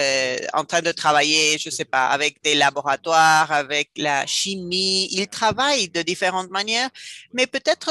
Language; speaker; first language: French; non-native, fluent; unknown